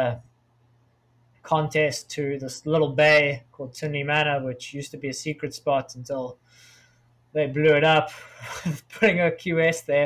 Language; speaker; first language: English; native; English